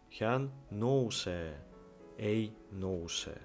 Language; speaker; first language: Finnish; non-native, fluent; Ukrainian